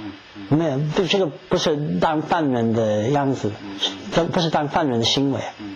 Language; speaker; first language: Chinese; non-native, fluent; English